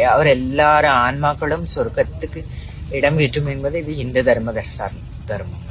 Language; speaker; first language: Malayalam; non-native, local second language; Tamil